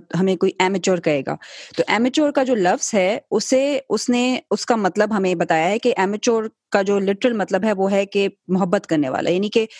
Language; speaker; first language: Urdu; native; Urdu